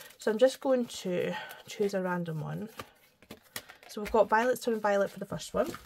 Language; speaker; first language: English; native; English